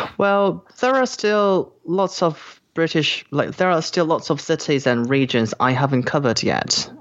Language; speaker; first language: English; non-native, fluent; Korean